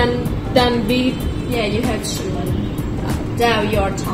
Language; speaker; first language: English; non-native, learner; Vietnamese